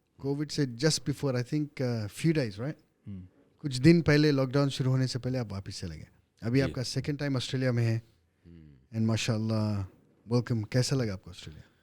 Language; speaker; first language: Urdu; early bilingual, heritage; Urdu